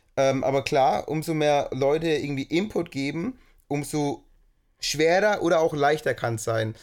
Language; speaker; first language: German; native; German